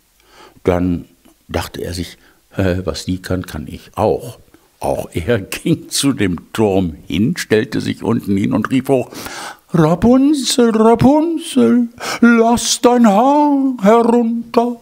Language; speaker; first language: German; native; German